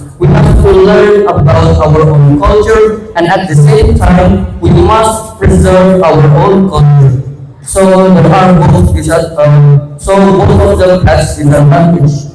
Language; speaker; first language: English; non-native, fluent; Indonesian